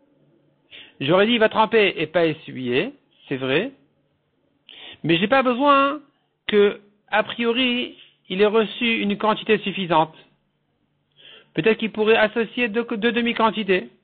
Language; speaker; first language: French; native; French